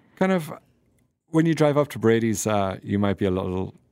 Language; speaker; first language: English; native; English